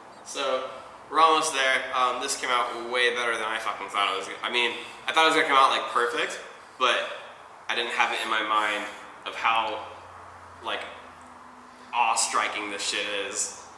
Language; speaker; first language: English; native; English